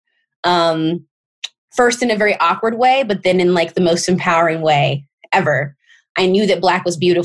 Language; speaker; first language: English; native; English